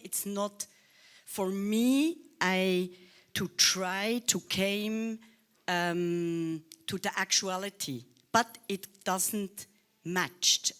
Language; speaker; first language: English; non-native, learner; Swiss German